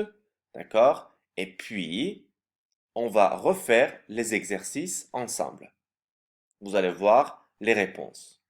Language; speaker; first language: French; non-native, fluent; Turkish